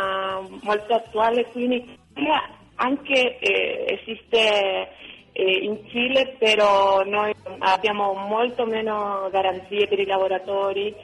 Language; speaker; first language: Italian; non-native, fluent; Spanish